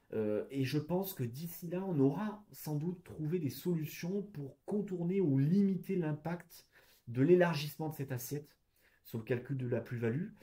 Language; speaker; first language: French; native; French